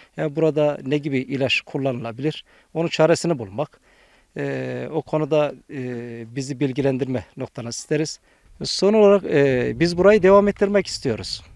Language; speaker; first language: Turkish; native; Turkish